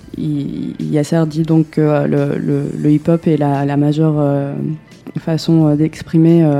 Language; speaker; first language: French; native; French